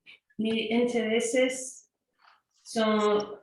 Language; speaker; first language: Spanish; non-native, learner; English